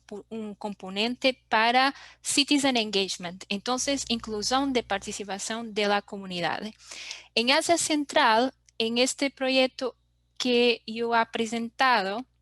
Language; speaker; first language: Spanish; non-native, fluent; Portuguese